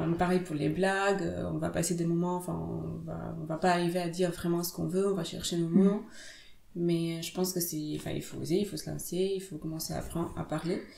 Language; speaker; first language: French; non-native, fluent; Romanian